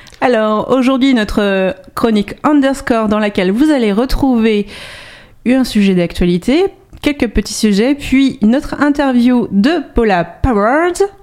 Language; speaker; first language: French; native; French